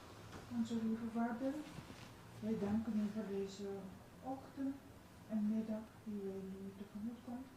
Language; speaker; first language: Dutch; non-native, local second language; Papiamento